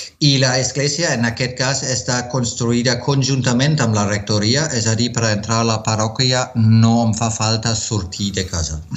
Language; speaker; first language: Catalan; non-native, fluent; German